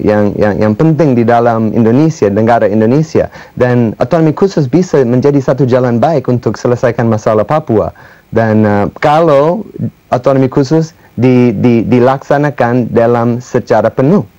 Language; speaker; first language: Indonesian; non-native, fluent; English